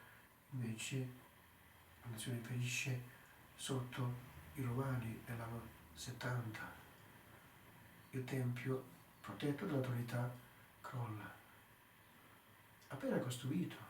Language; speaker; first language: Italian; non-native, fluent; English